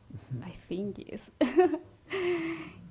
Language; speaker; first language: English; non-native, learner; Spanish